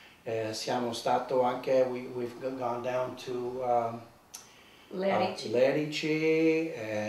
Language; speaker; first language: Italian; early bilingual, heritage; Italian